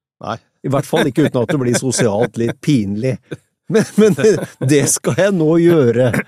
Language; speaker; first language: Norwegian; native; Norwegian